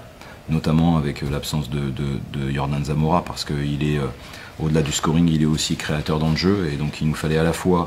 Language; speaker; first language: French; native; French